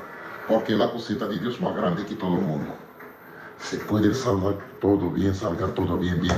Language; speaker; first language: Spanish; non-native, learner; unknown